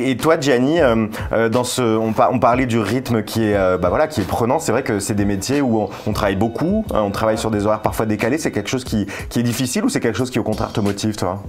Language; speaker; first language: French; native; French